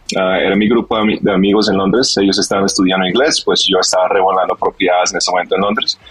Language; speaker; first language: Spanish; non-native, fluent; English